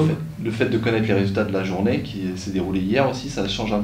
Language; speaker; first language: French; native; French